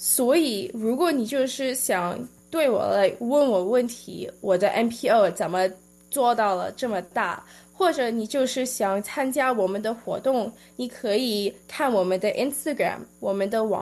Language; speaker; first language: Chinese; early bilingual, heritage; Chinese